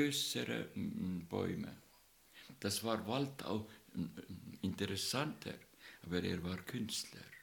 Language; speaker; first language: German; non-native, learner; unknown